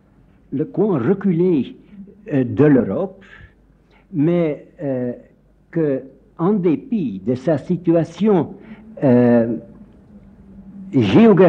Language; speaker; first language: French; non-native, fluent; Dutch